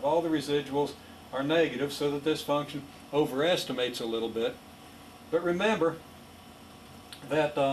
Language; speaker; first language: English; native; English